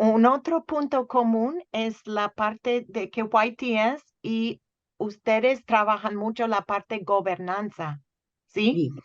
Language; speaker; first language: Spanish; non-native, fluent; English